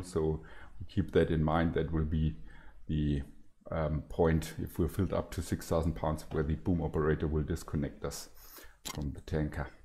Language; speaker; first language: English; non-native, fluent; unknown